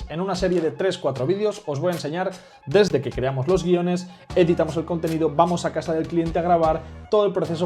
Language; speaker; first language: Spanish; native; Spanish